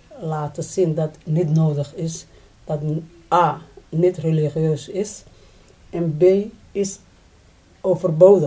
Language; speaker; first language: Dutch; non-native, learner; Somali